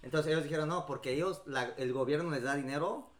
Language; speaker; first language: Spanish; early bilingual, heritage; Spanish